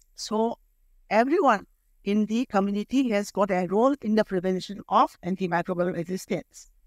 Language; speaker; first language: English; non-native, local second language; Manipuri